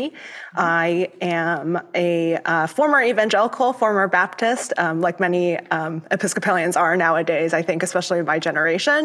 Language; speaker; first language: English; early bilingual, other home language; Cantonese